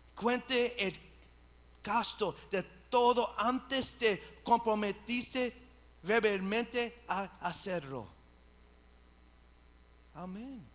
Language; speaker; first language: Spanish; early bilingual, heritage; English